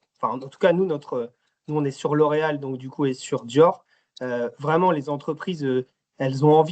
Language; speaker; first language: French; native; French